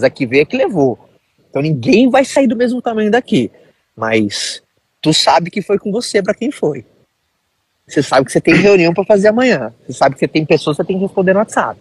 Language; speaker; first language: Portuguese; native; Portuguese